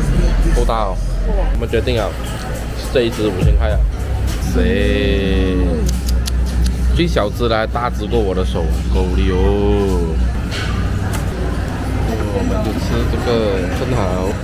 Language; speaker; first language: Chinese; native; Chinese